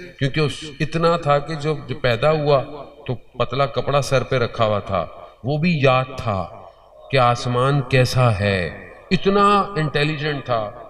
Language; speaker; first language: Urdu; early bilingual, heritage; Urdu